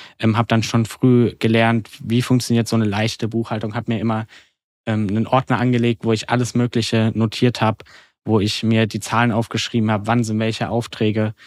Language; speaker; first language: German; native; German